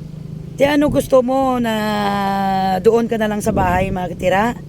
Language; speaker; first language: Filipino; non-native, local second language; Hiligaynon